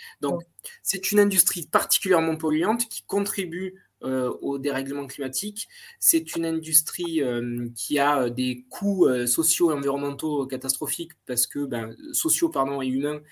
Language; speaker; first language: French; native; French